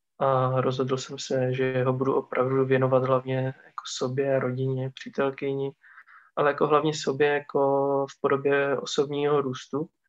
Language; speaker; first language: Czech; non-native, local second language; Romany